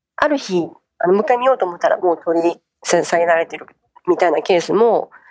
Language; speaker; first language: Japanese; non-native, fluent; Chinese